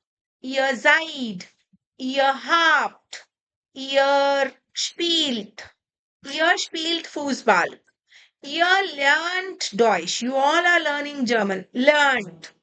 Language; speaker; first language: German; non-native, learner; Tamil